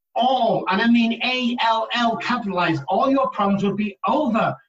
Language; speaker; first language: English; native; English